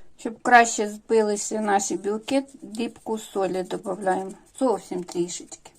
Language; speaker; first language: Ukrainian; native; Ukrainian